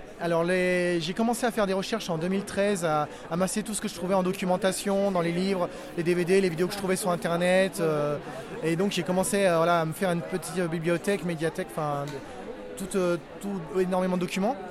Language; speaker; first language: French; native; French